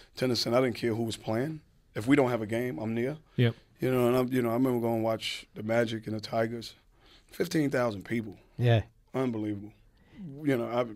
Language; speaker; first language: English; native; English